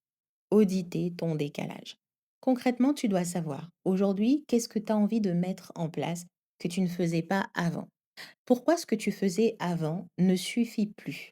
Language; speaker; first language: French; native; French